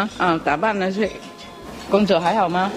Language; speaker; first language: Chinese; non-native, fluent; Vietnamese